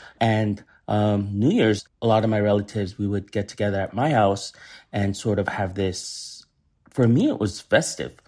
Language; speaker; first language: English; early bilingual, other home language; Korean